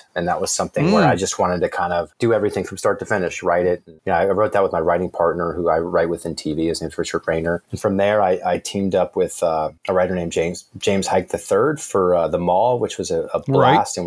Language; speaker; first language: English; native; English